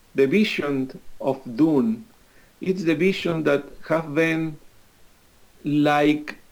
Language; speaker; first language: English; non-native, fluent; Spanish